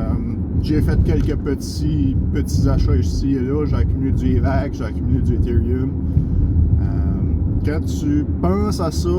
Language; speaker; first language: French; native; French